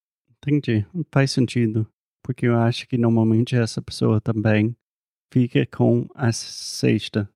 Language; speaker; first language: Portuguese; non-native, fluent; English